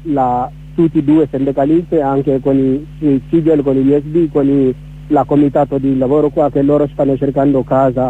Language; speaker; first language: Italian; non-native, learner; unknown